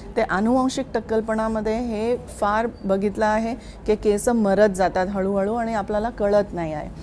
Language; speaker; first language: Marathi; non-native, local second language; Hindi